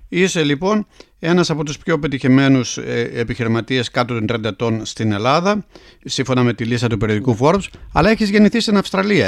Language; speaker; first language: Greek; native; Greek